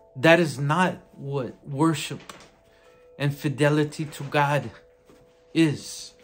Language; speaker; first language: English; native; English